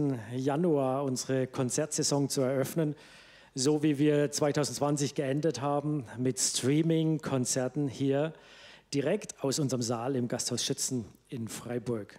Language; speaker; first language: German; native; German